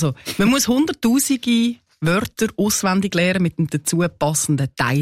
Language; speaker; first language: German; native; German